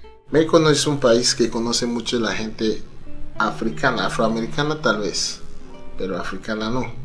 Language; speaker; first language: Spanish; non-native, fluent; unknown